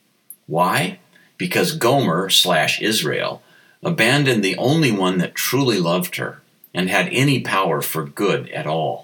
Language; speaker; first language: English; native; English